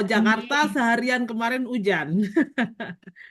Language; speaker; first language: Indonesian; native; Indonesian